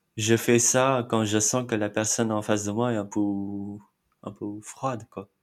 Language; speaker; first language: French; non-native, fluent; Marathi